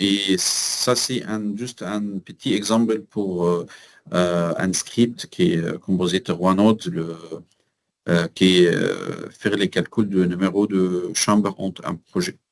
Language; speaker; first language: French; non-native, learner; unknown